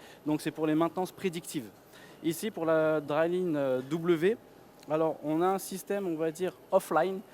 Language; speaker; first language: French; native; French